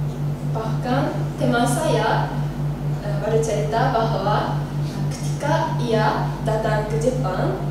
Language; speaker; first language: Indonesian; non-native, learner; Japanese